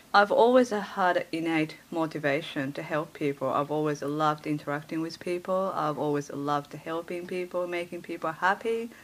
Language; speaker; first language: English; early bilingual, other home language; Japanese